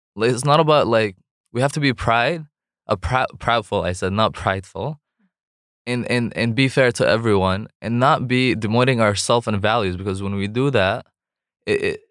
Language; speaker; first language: English; non-native, fluent; Arabic